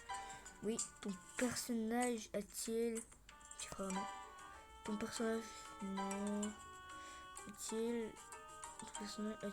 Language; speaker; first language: French; early bilingual, other home language; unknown